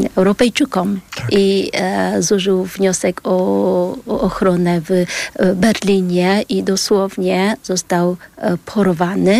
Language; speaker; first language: Polish; early bilingual, other home language; Vietnamese